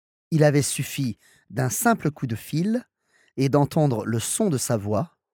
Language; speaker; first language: French; native; French